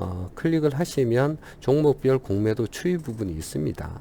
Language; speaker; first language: Korean; native; Korean